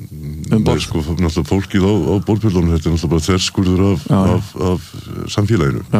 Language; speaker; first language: Icelandic; native; Icelandic